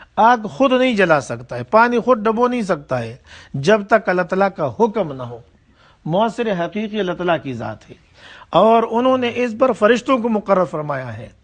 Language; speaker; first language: Urdu; non-native, local second language; Pashto